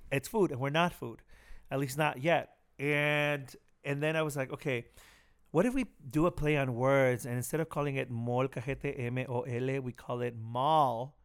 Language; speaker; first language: English; early bilingual, other home language; Spanish